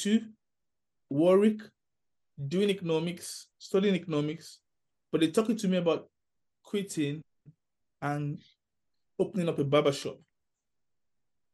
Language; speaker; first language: English; non-native, local second language; Yoruba